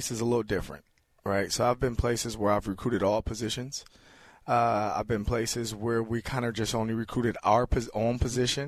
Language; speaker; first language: English; native; English